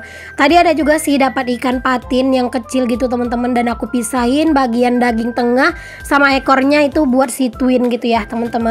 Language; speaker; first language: Indonesian; native; Indonesian